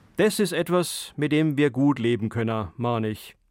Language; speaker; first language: German; native; German